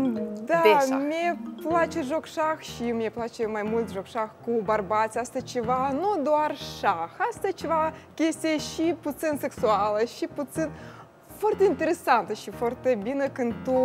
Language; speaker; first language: Romanian; non-native, learner; Russian